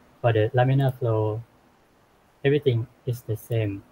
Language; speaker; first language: English; non-native, fluent; Thai